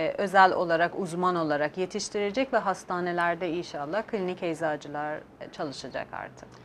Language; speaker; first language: Turkish; non-native, fluent; Persian